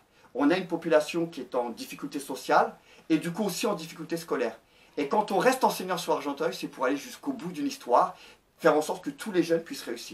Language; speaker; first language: French; native; French